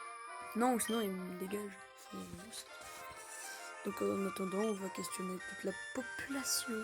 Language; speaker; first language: French; native; French